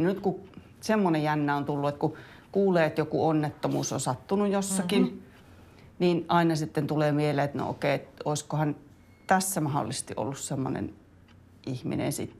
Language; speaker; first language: Finnish; native; Finnish